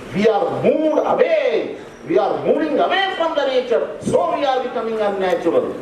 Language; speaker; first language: English; non-native, local second language; Hindi